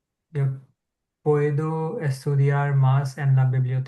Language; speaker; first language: Spanish; non-native, learner; English